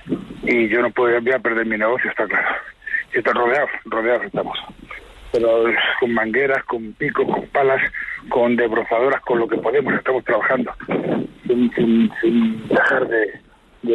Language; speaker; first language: Spanish; native; Spanish